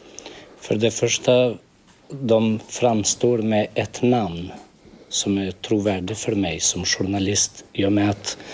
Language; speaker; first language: Swedish; early bilingual, other home language; Albanian